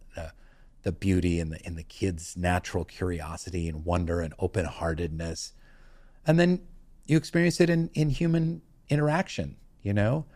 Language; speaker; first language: English; native; English